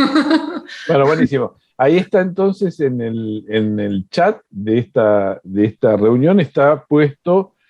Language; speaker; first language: Spanish; native; Spanish